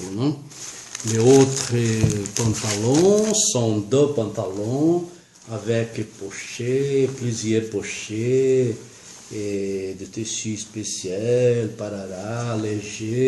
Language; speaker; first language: French; non-native, learner; Portuguese